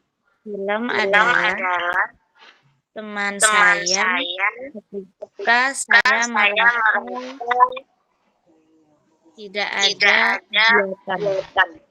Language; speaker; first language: Indonesian; non-native, learner; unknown